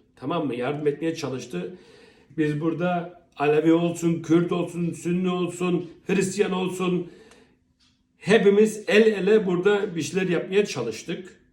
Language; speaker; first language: Turkish; early bilingual, heritage; Turkish